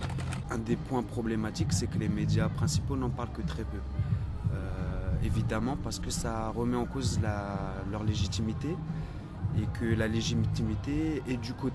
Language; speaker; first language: French; native; French